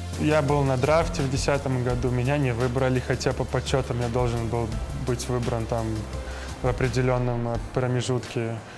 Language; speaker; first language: Russian; native; Russian